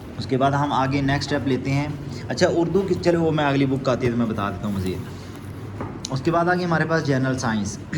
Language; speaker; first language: Urdu; non-native, local second language; Punjabi